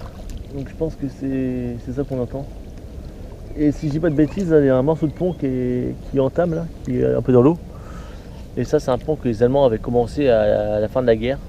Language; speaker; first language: French; native; French